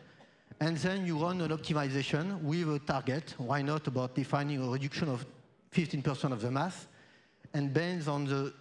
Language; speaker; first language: English; non-native, fluent; French